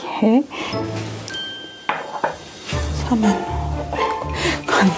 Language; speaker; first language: Korean; non-native, fluent; Persian